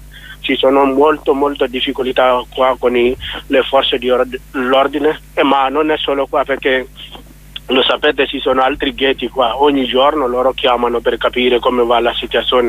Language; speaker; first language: Italian; non-native, learner; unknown